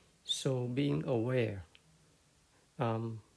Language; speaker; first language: English; non-native, fluent; Khmer